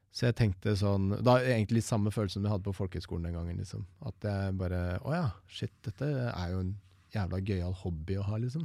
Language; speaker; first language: Norwegian; native; Norwegian